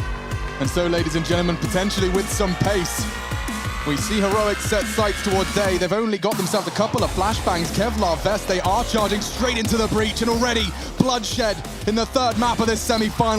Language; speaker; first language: English; native; English